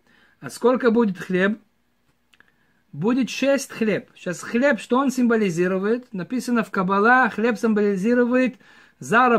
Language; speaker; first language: Russian; early bilingual, heritage; Hebrew